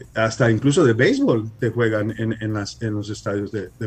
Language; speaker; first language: Spanish; early bilingual, heritage; Spanish